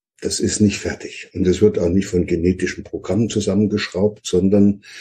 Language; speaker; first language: German; native; German